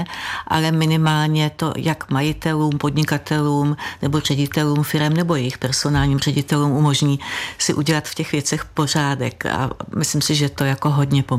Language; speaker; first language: Czech; native; Czech